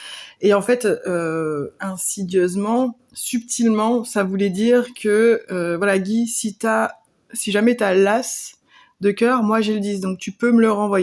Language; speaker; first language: French; native; French